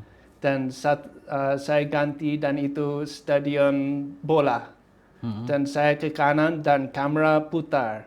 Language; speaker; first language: Indonesian; non-native, fluent; English